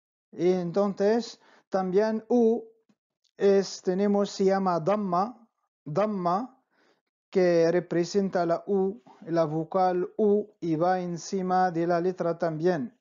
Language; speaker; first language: Spanish; non-native, fluent; Arabic